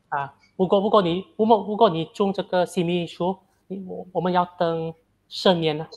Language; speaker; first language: Chinese; non-native, learner; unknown